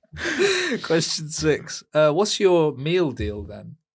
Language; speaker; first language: English; native; English